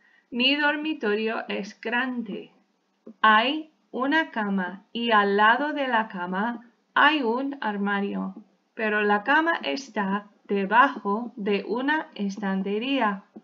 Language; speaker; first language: Spanish; non-native, fluent; English